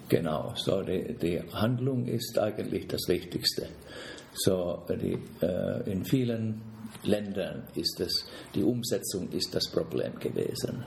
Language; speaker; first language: German; non-native, fluent; Finnish